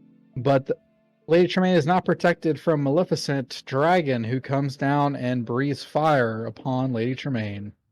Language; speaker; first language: English; native; English